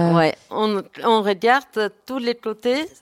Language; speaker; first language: French; non-native, learner; Armenian